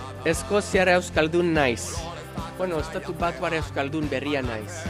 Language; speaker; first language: Basque; non-native, learner; English